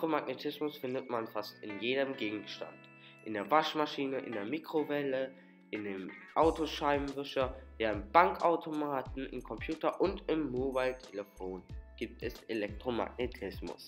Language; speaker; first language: German; native; German